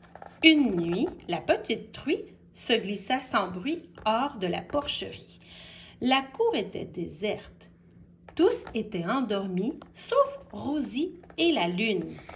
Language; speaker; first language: French; native; French